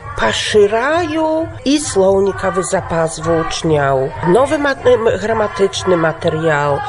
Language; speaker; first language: Polish; non-native, local second language; Belarusian